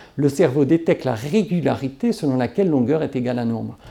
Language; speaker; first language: French; native; French